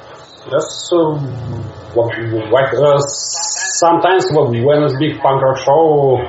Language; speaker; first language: English; non-native, learner; Russian